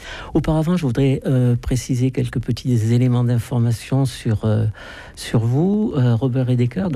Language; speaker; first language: French; native; French